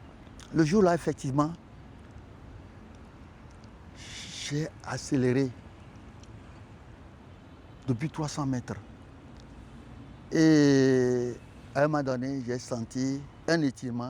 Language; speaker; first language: French; non-native, local second language; Ewe